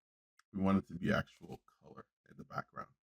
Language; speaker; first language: English; native; English